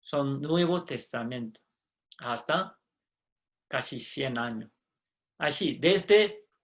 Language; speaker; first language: Spanish; non-native, fluent; Korean